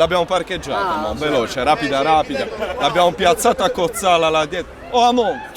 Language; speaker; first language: Italian; native; Italian